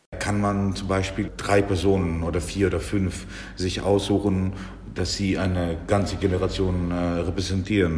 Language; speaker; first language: German; non-native, fluent; Greek